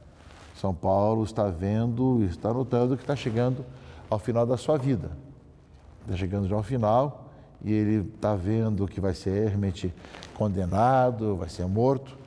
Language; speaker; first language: Portuguese; native; Portuguese